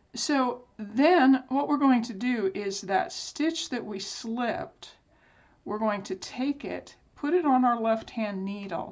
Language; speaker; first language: English; native; English